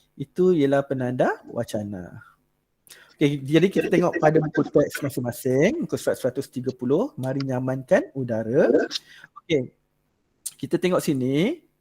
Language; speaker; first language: Malay; native; Malay